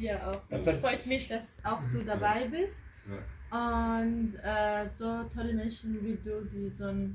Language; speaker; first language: German; early bilingual, other home language; Kurdish